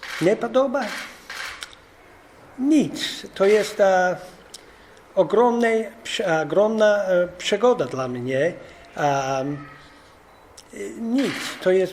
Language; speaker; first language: Polish; non-native, learner; English